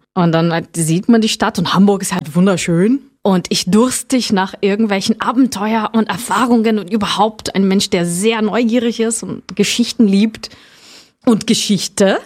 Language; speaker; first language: German; non-native, fluent; Portuguese